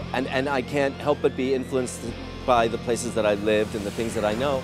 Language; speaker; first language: English; native; English